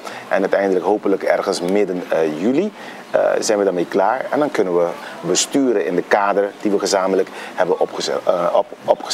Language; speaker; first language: Dutch; non-native, local second language; Papiamento